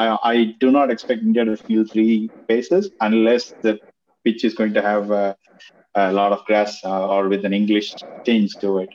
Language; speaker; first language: English; non-native, local second language; Tamil